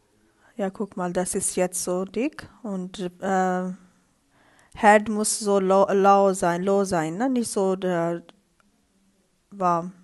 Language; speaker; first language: German; non-native, learner; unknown